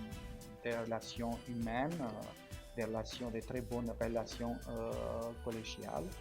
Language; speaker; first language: French; non-native, fluent; Romanian